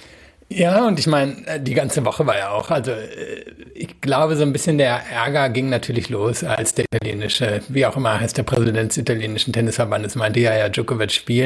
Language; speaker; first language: German; native; German